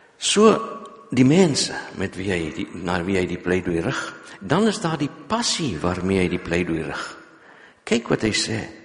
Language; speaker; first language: Afrikaans; non-native, local second language; English